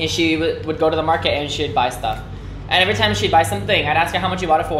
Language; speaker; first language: English; native; English